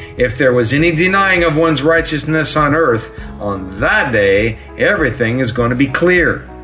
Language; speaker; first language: English; native; English